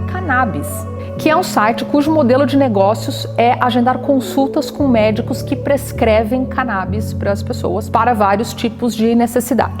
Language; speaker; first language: Portuguese; native; Portuguese